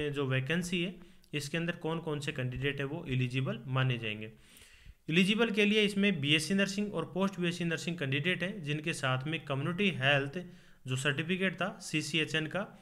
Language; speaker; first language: Hindi; native; Hindi